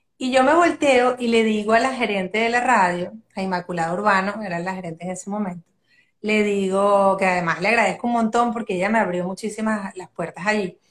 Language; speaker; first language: Spanish; native; Spanish